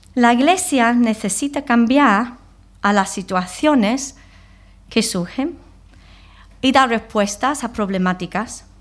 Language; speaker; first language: Spanish; non-native, fluent; English